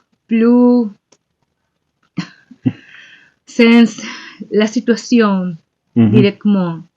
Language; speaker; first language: French; non-native, learner; Spanish